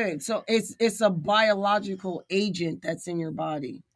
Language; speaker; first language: English; native; English